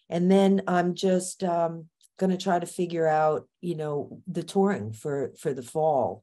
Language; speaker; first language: English; native; English